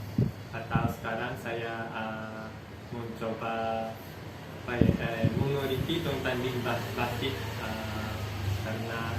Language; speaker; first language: Indonesian; non-native, fluent; Japanese